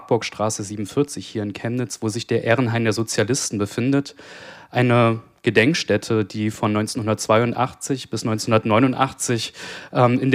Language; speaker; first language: German; native; German